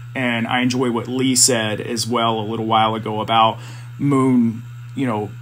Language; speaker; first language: English; native; English